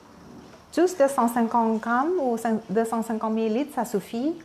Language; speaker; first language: French; non-native, learner; Thai